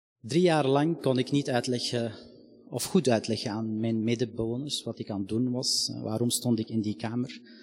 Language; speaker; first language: Dutch; non-native, fluent; Arabic